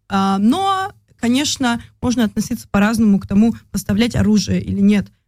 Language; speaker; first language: Russian; early bilingual, heritage; Russian